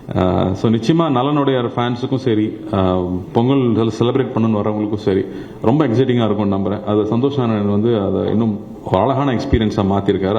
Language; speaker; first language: Tamil; native; Tamil